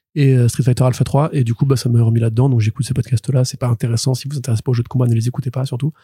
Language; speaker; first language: French; native; French